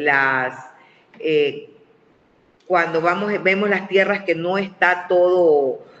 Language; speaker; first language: Spanish; native; Spanish